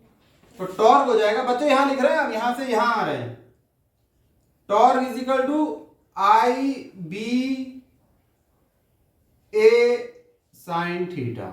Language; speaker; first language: Hindi; native; Hindi